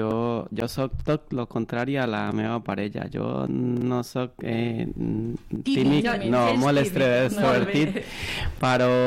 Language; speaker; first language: Catalan; non-native, learner; Spanish